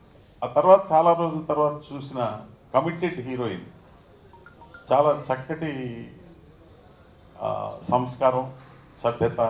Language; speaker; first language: Telugu; native; Telugu